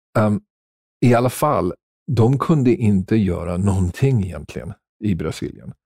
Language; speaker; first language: Swedish; non-native, fluent; English